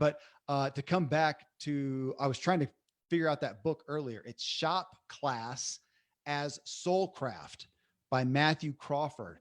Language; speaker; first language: English; native; English